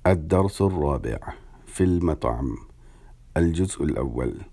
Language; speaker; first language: Arabic; non-native, learner; English